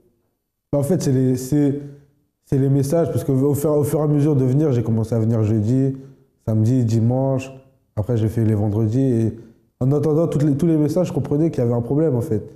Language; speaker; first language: French; native; French